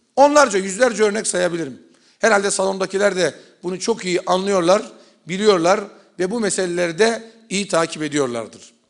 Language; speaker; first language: Turkish; native; Turkish